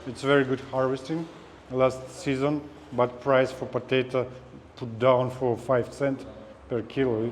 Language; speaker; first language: English; non-native, learner; Russian